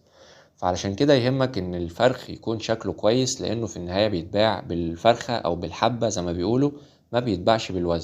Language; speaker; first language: Arabic; native; Arabic